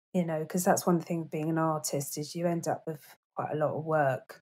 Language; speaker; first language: English; native; English